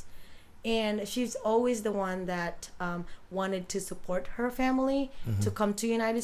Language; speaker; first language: English; non-native, local second language; Iloko